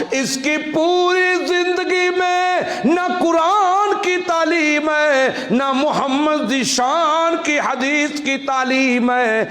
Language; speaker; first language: Urdu; non-native, local second language; Punjabi